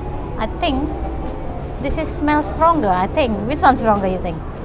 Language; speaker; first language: English; non-native, learner; Indonesian